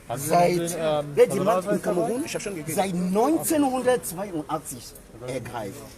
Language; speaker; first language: German; non-native, learner; French